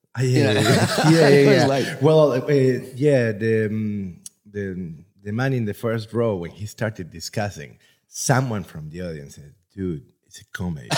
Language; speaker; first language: English; non-native, fluent; Spanish